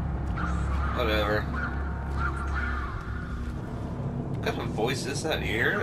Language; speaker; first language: English; native; English